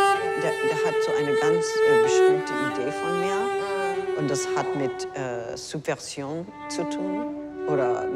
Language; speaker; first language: German; non-native, fluent; English